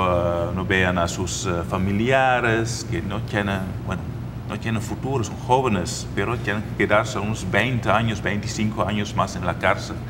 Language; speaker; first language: Spanish; non-native, fluent; Dutch